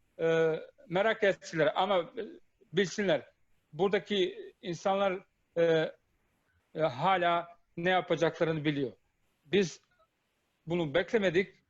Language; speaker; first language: Turkish; non-native, fluent; Bosnian